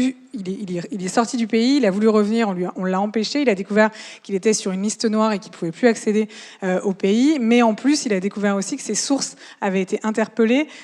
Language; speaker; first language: French; native; French